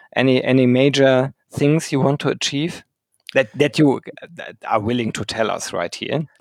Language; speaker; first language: English; non-native, fluent; German